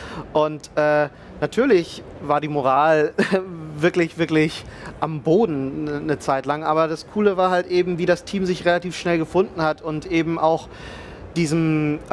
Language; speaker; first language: German; native; German